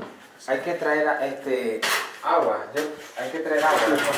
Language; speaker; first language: Spanish; native; Spanish